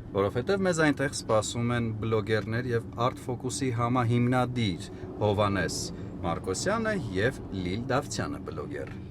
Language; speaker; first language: Armenian; native; Armenian